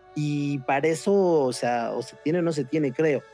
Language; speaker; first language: Spanish; native; Spanish